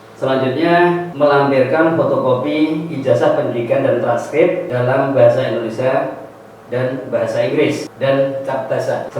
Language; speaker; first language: Indonesian; non-native, local second language; Javanese